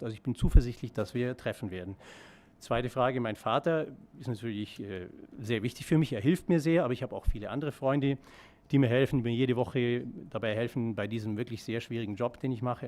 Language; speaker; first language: German; native; German